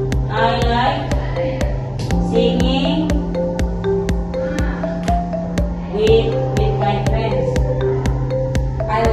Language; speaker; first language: English; non-native, fluent; Indonesian